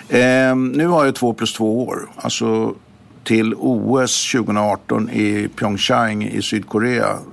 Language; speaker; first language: Swedish; native; Swedish